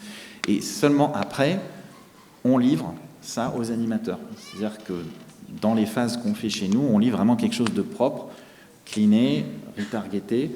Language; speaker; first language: French; native; French